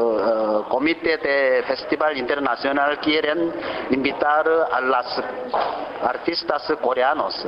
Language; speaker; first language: Spanish; non-native, learner; Korean